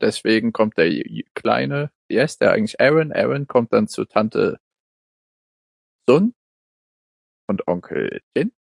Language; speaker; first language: German; native; German